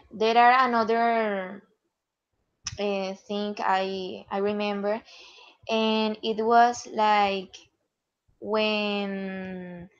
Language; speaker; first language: English; non-native, learner; Spanish